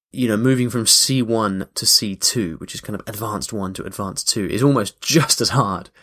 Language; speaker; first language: English; native; English